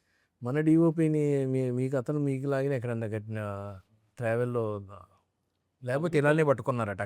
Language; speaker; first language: Telugu; native; Telugu